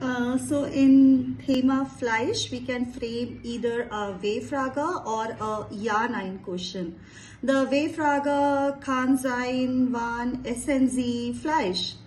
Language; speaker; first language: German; non-native, fluent; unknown